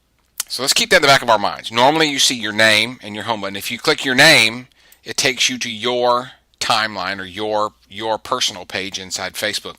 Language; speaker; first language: English; native; English